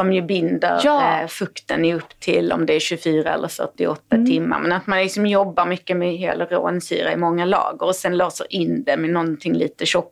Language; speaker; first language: Swedish; native; Swedish